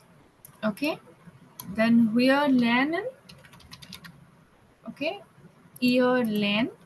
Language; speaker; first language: German; non-native, fluent; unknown